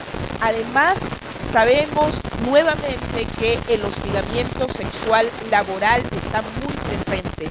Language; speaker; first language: Spanish; native; Spanish